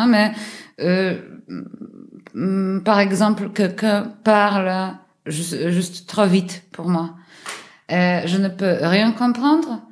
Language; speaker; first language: French; non-native, learner; Polish